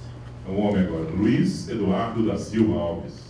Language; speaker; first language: Portuguese; native; Portuguese